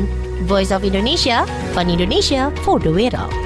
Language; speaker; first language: Dutch; non-native, learner; Indonesian